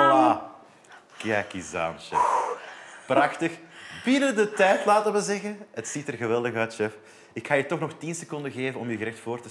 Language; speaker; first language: Dutch; native; Dutch